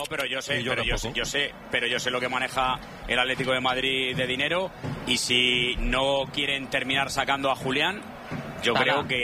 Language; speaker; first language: Spanish; native; Spanish